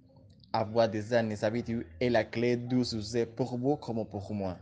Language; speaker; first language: French; non-native, learner; Spanish